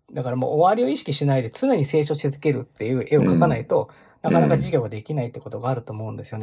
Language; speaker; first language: Japanese; native; Japanese